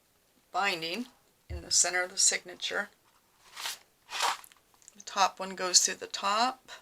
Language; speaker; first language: English; native; English